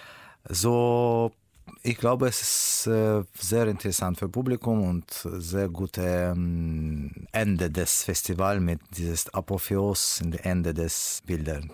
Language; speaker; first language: German; non-native, learner; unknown